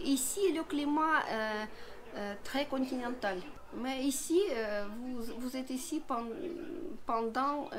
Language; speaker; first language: French; non-native, learner; Russian